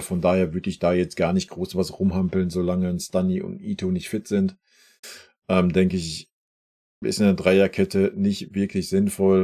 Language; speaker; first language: German; native; German